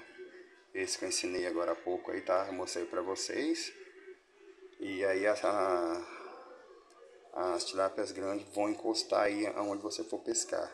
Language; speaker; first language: Portuguese; native; Portuguese